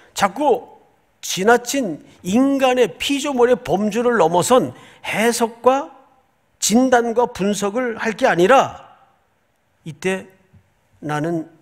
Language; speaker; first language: Korean; native; Korean